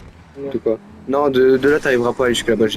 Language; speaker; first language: French; native; French